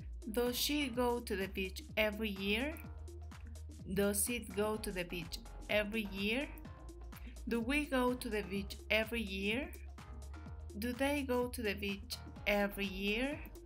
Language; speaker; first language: English; non-native, fluent; Spanish